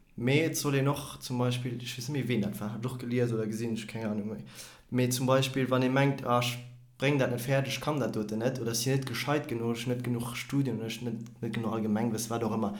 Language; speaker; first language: German; non-native, local second language; Luxembourgish